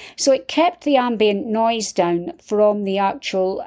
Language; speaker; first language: English; native; English